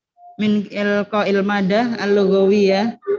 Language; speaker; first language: Arabic; non-native, learner; Indonesian